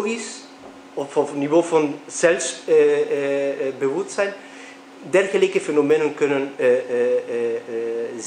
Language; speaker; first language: Dutch; non-native, fluent; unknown